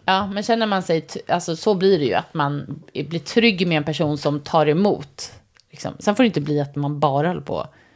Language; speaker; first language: Swedish; native; Swedish